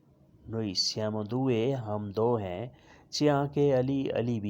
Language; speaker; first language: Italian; non-native, learner; Urdu